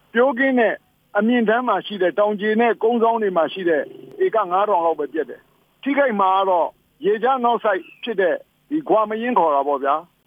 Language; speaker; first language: Burmese; native; Burmese